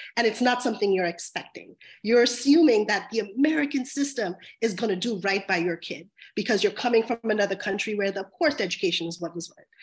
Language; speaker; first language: English; native; English